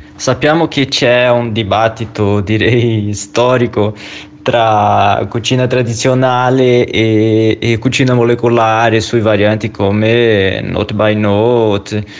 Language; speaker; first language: Italian; non-native, fluent; Portuguese